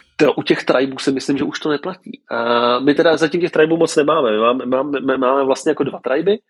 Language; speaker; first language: Czech; native; Czech